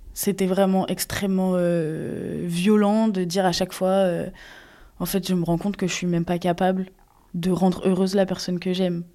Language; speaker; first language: French; native; French